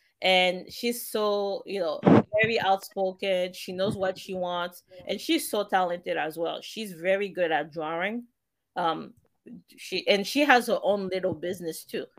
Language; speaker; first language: English; non-native, fluent; French